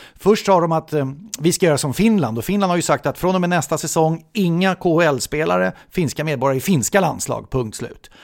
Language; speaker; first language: Swedish; native; Swedish